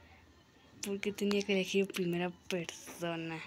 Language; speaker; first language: Spanish; native; Spanish